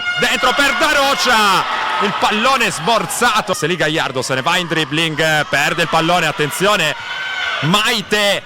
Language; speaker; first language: Italian; native; Italian